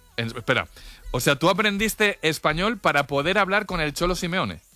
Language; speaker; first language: Spanish; native; Spanish